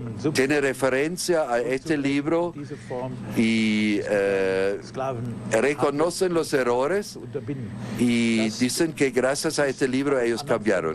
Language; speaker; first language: Spanish; non-native, fluent; German